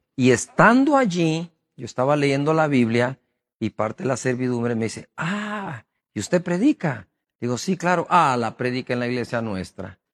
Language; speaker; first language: Spanish; native; Spanish